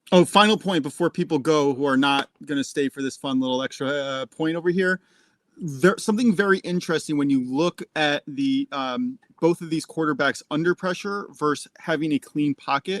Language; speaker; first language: English; native; English